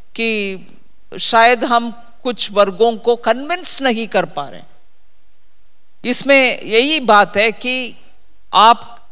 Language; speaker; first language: Hindi; non-native, local second language; Tamil